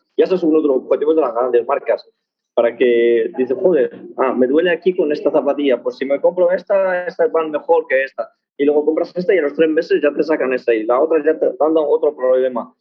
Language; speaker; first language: Spanish; early bilingual, other home language; Arabic